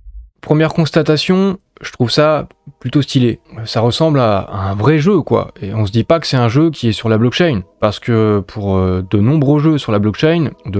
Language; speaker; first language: French; native; French